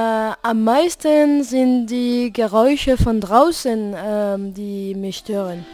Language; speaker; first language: German; non-native, fluent; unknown